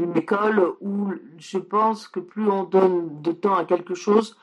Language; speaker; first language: French; early bilingual, other home language; Polish